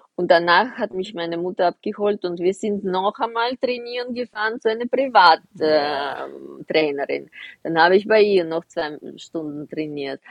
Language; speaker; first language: German; non-native, fluent; Russian